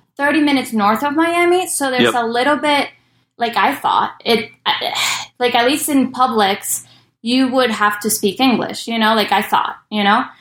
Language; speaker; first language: English; early bilingual, other home language; Spanish